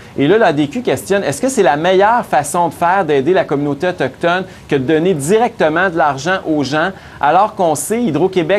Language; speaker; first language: French; native; French